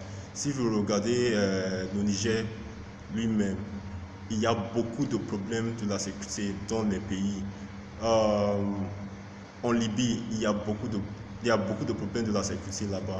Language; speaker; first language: French; non-native, fluent; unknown